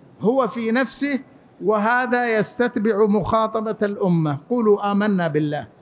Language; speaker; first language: Arabic; native; Arabic